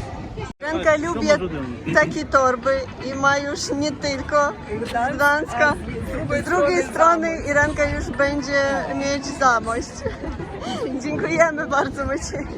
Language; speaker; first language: Polish; non-native, learner; Ukrainian